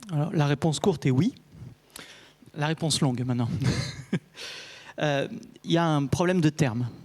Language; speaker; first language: French; native; French